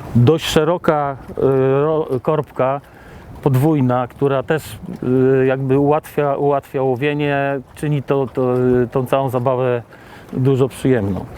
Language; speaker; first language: Polish; native; Polish